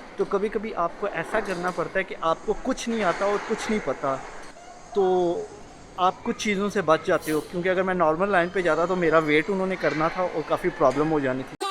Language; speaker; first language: Urdu; non-native, local second language; Punjabi